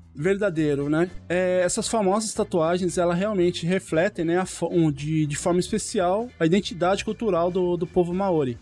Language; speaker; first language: Portuguese; native; Portuguese